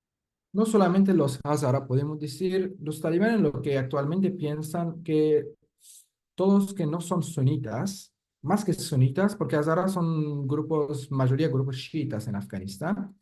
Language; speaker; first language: Spanish; non-native, fluent; Persian